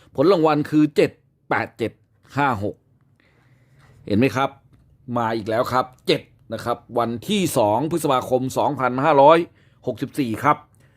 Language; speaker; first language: Thai; native; Thai